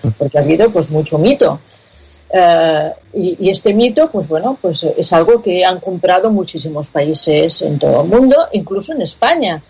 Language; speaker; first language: Spanish; non-native, local second language; Catalan